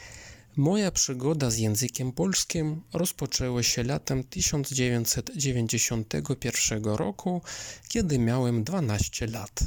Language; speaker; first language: Polish; non-native, fluent; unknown